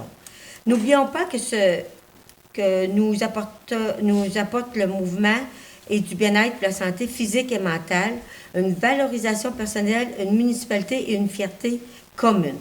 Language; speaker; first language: French; native; French